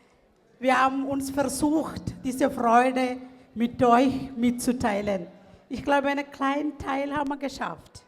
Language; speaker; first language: German; non-native, fluent; Malayalam